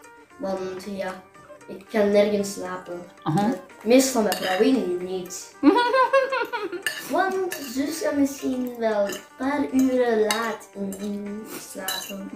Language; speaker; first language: Dutch; early bilingual, other home language; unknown